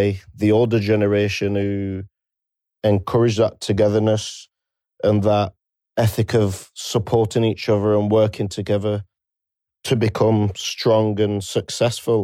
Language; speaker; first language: English; native; English